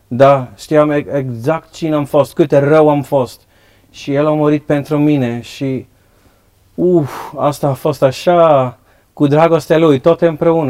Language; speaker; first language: Romanian; non-native, learner; Dutch